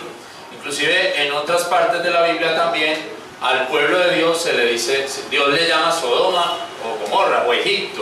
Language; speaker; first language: Spanish; native; Spanish